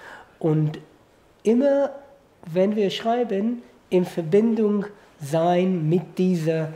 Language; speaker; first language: German; non-native, fluent; Hebrew